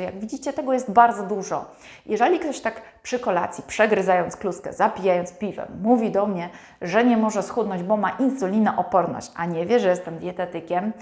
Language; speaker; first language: Polish; native; Polish